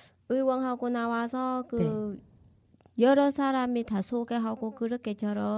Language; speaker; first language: Korean; non-native, learner; Vietnamese